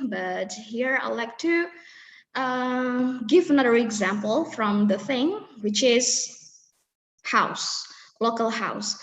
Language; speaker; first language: English; non-native, fluent; Indonesian